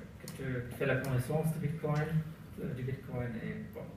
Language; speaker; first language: French; non-native, learner; German